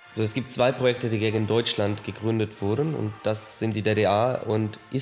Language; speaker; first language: German; non-native, fluent; Hebrew